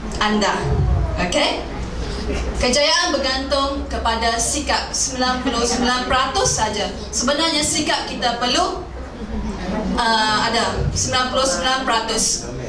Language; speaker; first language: Malay; non-native, local second language; Chinese